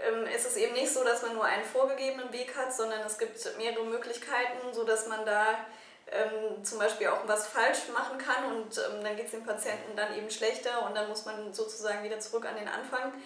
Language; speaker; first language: German; native; German